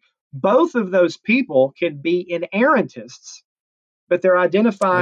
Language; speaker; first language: English; native; English